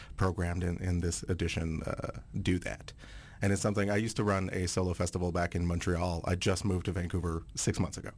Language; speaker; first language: English; non-native, fluent; French